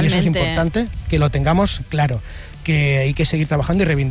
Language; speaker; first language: Spanish; native; Spanish